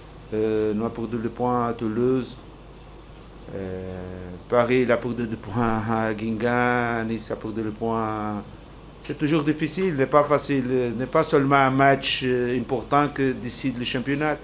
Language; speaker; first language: French; non-native, learner; Portuguese